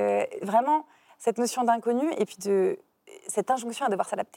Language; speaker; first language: French; native; French